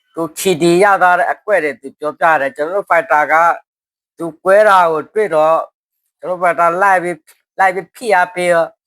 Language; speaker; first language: Burmese; native; Burmese